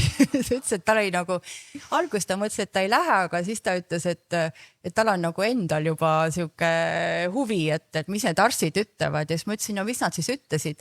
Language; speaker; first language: Estonian; native; Estonian